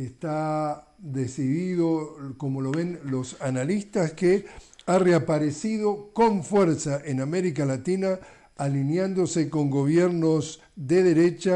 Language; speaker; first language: Spanish; native; Spanish